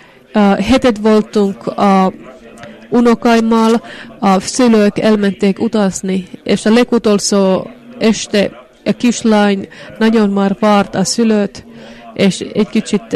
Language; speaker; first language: Hungarian; non-native, fluent; Finnish